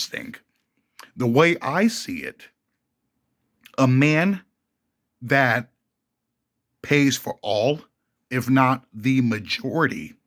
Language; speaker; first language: English; native; English